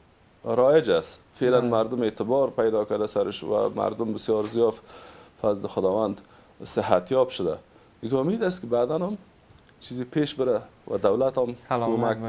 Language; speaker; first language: Persian; native; Persian